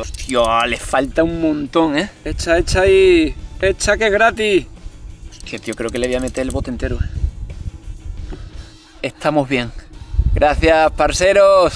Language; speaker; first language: Spanish; native; Spanish